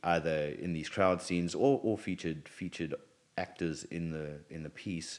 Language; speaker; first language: English; native; English